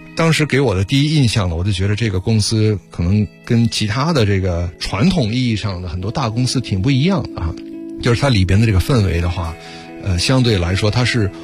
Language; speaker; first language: Chinese; early bilingual, other home language; Japanese